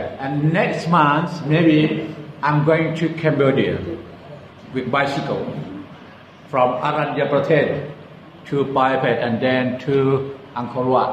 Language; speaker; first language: English; non-native, learner; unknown